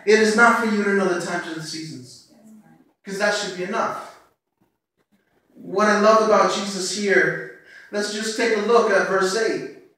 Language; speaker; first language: English; early bilingual, other home language; Spanish